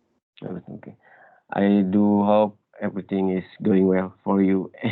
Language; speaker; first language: English; non-native, learner; Indonesian